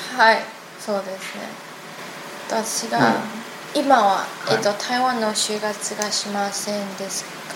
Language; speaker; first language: Japanese; non-native, learner; Chinese